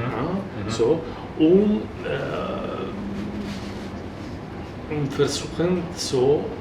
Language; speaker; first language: German; non-native, fluent; Italian